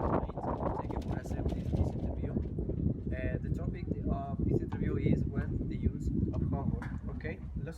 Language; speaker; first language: English; non-native, learner; Spanish